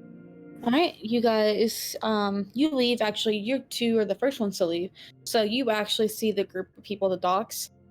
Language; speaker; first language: English; native; English